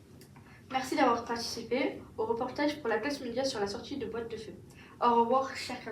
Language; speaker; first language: French; native; French